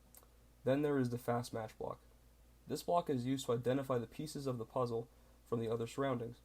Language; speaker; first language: English; native; English